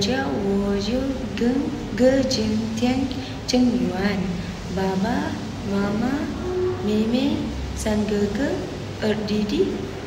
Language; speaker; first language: Chinese; non-native, learner; Malay